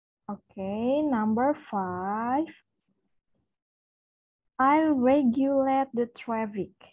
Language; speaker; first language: English; non-native, fluent; Indonesian